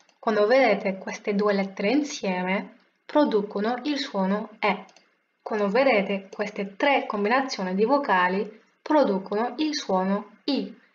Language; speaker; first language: Italian; non-native, fluent; French